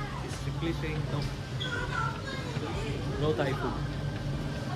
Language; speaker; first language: English; non-native, local second language; Telugu